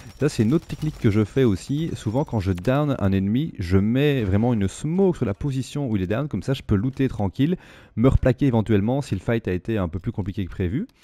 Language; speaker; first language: French; native; French